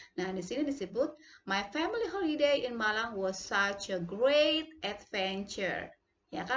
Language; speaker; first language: English; non-native, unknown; Indonesian